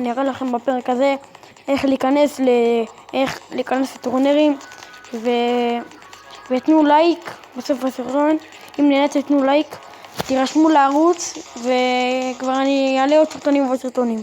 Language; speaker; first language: Hebrew; native; Hebrew